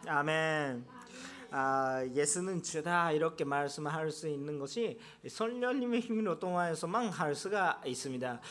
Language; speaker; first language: Korean; non-native, fluent; Japanese